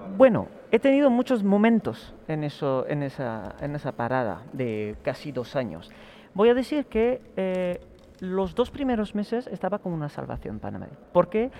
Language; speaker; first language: Spanish; non-native, fluent; French